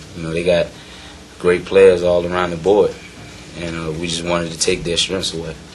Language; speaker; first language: English; native; English